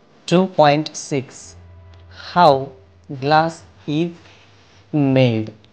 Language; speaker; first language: English; non-native, local second language; Marathi